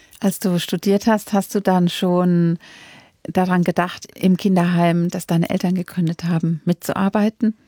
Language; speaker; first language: German; native; German